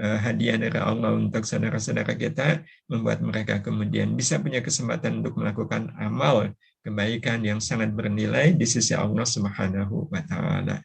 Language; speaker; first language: Indonesian; native; Indonesian